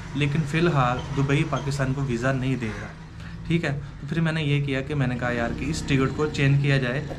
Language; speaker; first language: Urdu; non-native, local second language; Punjabi